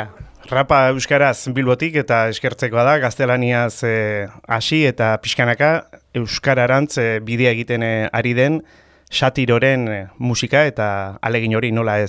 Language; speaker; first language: Basque; native; Basque